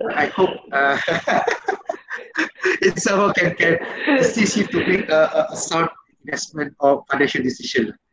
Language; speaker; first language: English; non-native, local second language; Malay